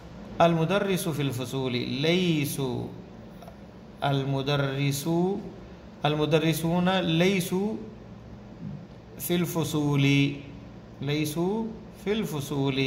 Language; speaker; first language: Arabic; non-native, fluent; Urdu